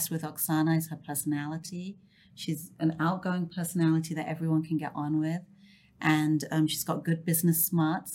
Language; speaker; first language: English; native; English